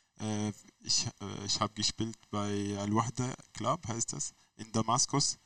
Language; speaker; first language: German; non-native, learner; Arabic